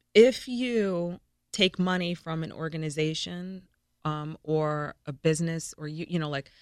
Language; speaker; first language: English; native; English